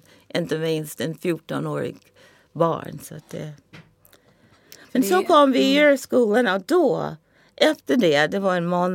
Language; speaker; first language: Swedish; non-native, fluent; English